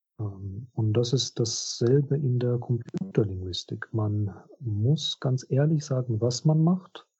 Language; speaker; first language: German; non-native, fluent; Russian